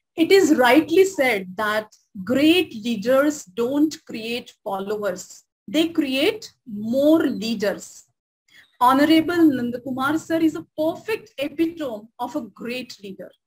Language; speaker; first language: English; non-native, local second language; Marathi